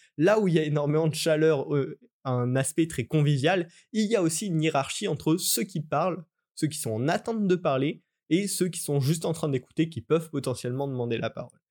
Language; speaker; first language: French; native; French